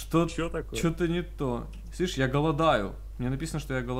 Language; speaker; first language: Russian; native; Russian